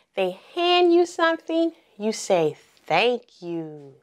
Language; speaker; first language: English; native; English